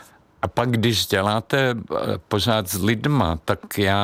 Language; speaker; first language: Czech; non-native, fluent; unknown